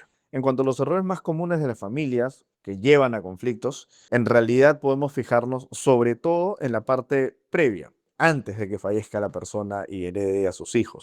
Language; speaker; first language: Spanish; native; Spanish